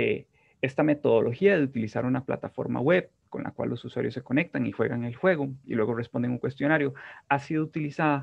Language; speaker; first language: Spanish; native; Spanish